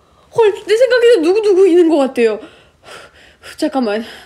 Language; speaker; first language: Korean; non-native, fluent; Russian